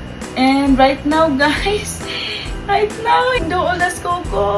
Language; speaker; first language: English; non-native, local second language; Cebuano